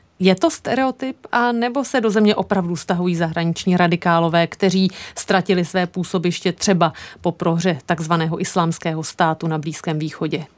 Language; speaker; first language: Czech; native; Czech